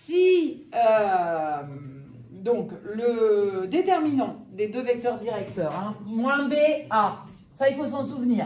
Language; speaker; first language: French; native; French